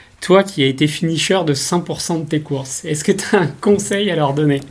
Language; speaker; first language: French; native; French